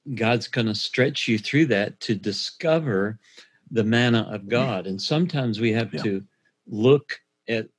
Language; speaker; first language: English; native; English